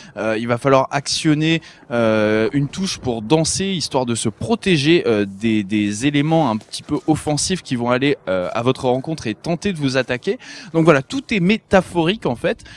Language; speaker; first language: French; native; French